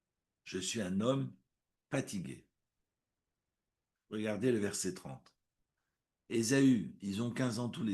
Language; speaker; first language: French; native; French